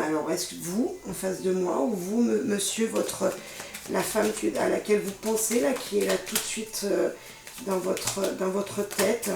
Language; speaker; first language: French; native; French